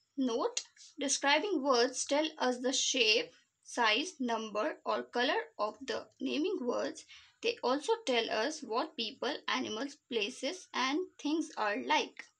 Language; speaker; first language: English; non-native, local second language; Hindi